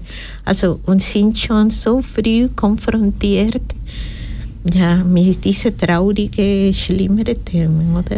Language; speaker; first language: German; non-native, fluent; Spanish